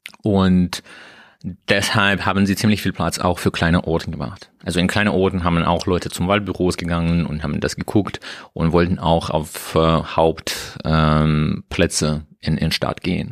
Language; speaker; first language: German; non-native, learner; Russian